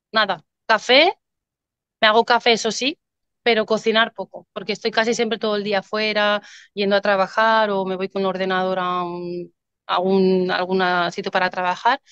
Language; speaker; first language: Spanish; native; Spanish